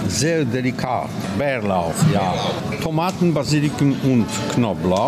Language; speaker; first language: German; non-native, learner; Polish